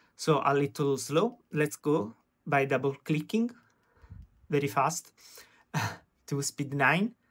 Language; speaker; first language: English; non-native, fluent; Italian